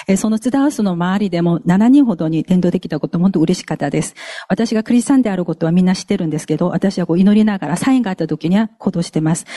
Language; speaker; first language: Japanese; non-native, fluent; Korean